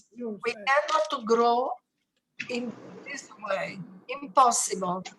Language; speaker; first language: English; non-native, learner; Italian